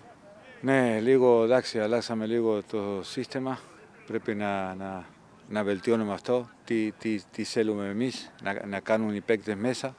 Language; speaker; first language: Greek; non-native, fluent; Spanish